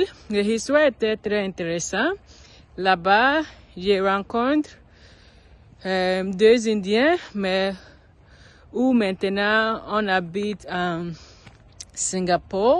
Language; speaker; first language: French; non-native, learner; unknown